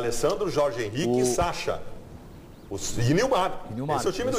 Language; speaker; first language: Portuguese; native; Portuguese